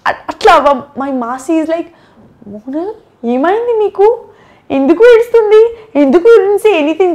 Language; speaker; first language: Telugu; non-native, learner; Gujarati